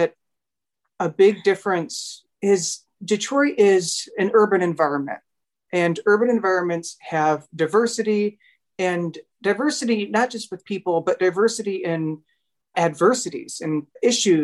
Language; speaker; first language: English; native; English